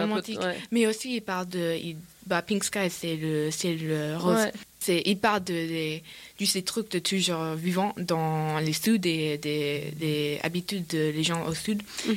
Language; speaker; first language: French; non-native, learner; English